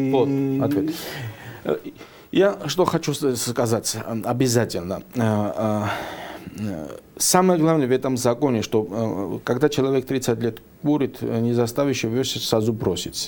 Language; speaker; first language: Russian; non-native, fluent; Georgian